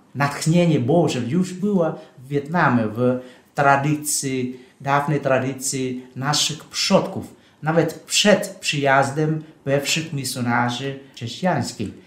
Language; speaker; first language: Polish; non-native, fluent; Vietnamese